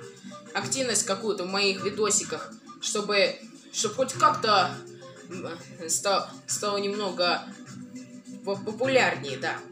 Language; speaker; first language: Russian; native; Russian